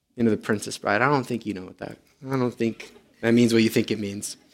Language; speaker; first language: English; non-native, fluent; Romanian